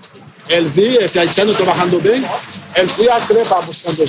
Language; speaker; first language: Portuguese; non-native, learner; Haitian Creole